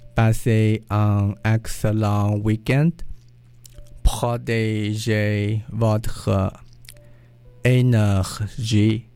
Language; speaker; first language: French; non-native, learner; Chinese